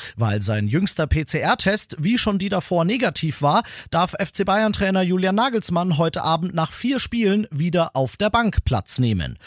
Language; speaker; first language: German; native; German